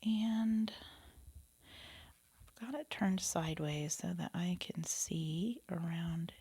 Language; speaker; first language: English; native; English